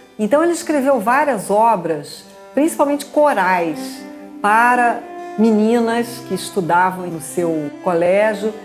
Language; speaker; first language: Portuguese; native; Portuguese